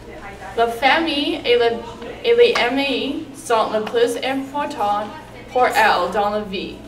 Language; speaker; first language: French; non-native, learner; English